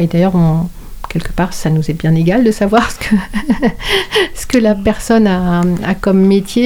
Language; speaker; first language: French; native; French